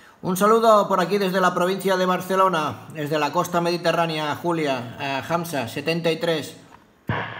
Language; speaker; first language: Spanish; native; Spanish